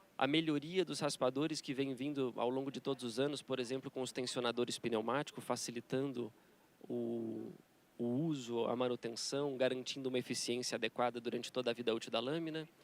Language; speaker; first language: Portuguese; native; Portuguese